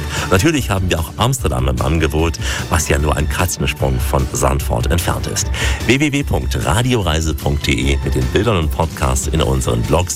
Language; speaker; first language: German; native; German